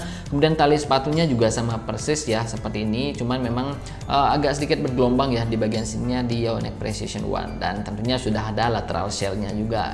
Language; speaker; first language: Indonesian; native; Indonesian